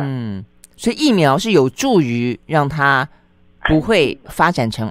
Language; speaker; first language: Chinese; native; Chinese